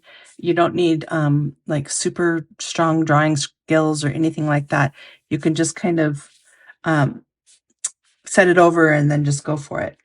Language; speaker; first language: English; native; English